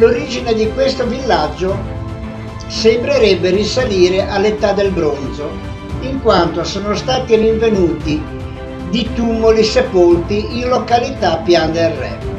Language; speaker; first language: Italian; native; Italian